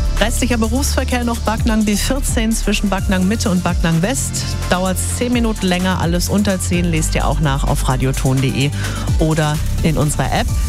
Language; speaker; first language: German; native; German